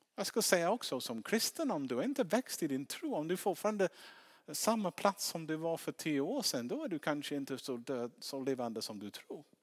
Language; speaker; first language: Swedish; non-native, fluent; English